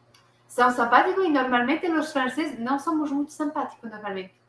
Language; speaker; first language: Portuguese; non-native, learner; French